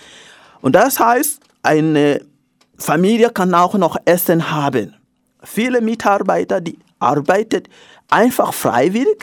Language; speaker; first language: German; non-native, learner; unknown